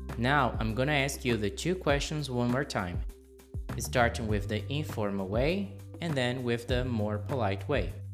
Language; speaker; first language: English; non-native, fluent; Portuguese